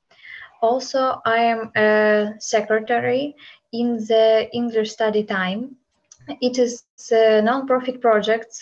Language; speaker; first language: English; non-native, learner; Ukrainian